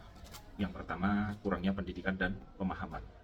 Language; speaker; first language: Indonesian; native; Indonesian